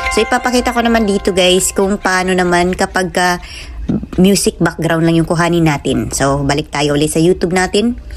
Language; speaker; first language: Filipino; non-native, local second language; Cebuano